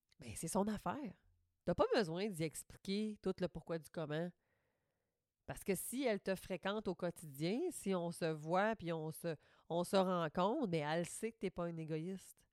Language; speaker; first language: French; native; French